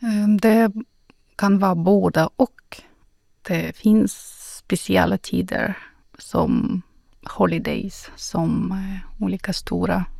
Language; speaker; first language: Swedish; non-native, fluent; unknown